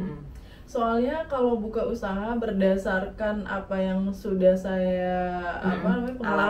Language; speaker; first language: Indonesian; native; Indonesian